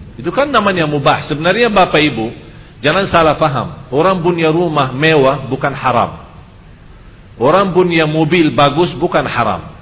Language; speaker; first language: Indonesian; non-native, fluent; Arabic